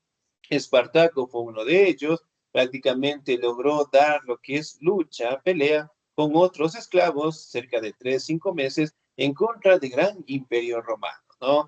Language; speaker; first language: Spanish; native; Spanish